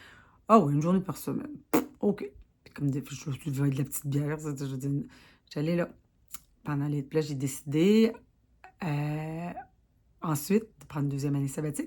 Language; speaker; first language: French; native; French